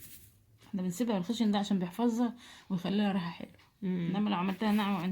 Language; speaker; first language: Arabic; native; Arabic